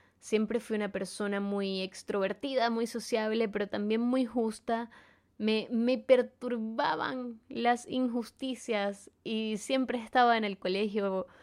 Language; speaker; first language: Spanish; native; Spanish